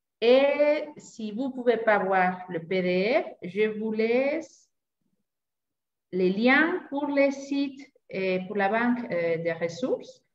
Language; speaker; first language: French; non-native, learner; Spanish